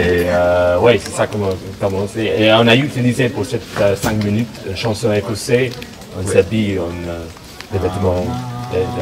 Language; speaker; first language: French; non-native, learner; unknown